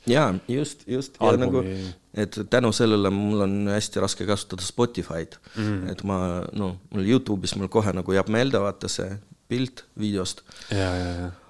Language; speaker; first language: Estonian; non-native, local second language; Russian